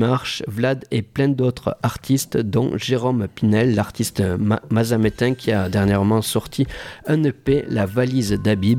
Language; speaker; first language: French; native; French